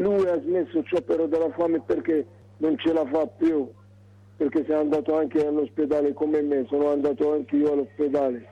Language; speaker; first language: Italian; non-native, learner; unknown